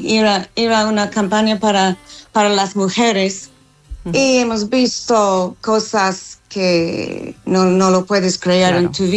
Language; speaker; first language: Spanish; non-native, fluent; English